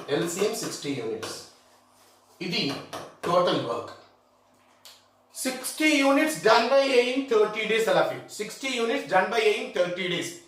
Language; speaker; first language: English; non-native, local second language; Telugu